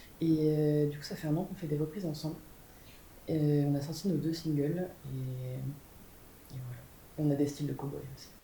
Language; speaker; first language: French; native; French